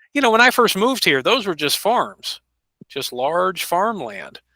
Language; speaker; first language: English; native; English